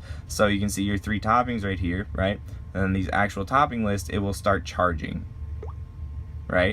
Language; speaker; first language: English; native; English